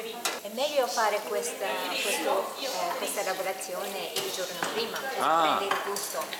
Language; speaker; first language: Italian; non-native, fluent; Japanese